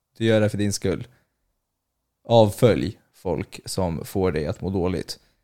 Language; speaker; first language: Swedish; early bilingual, other home language; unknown